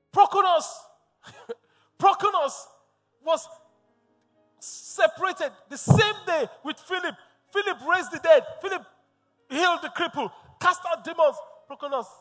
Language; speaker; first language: English; non-native, local second language; Yoruba